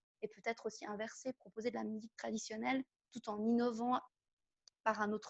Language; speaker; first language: French; native; French